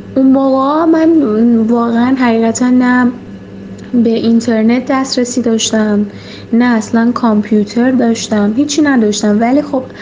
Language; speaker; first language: Persian; native; Persian